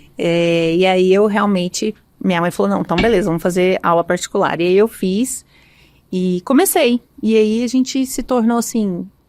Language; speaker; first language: Portuguese; native; Portuguese